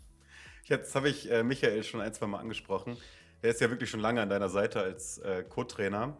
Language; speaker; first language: German; native; German